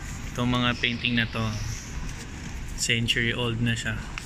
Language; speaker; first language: Filipino; native; Filipino